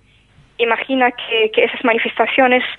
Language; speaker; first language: Spanish; non-native, fluent; Arabic